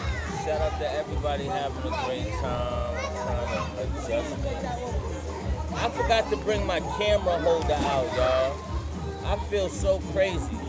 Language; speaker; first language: English; native; English